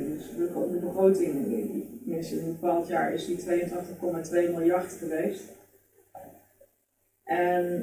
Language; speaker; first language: Dutch; native; Dutch